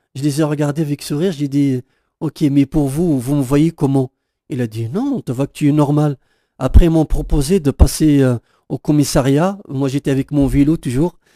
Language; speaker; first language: French; non-native, local second language; Kabyle